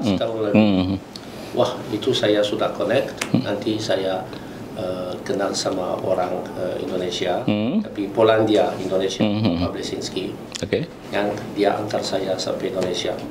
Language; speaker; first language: Indonesian; non-native, learner; Italian